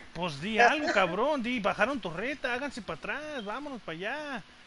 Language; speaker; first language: Spanish; early bilingual, heritage; Spanish